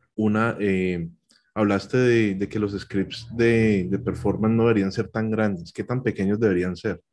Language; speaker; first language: Spanish; native; Spanish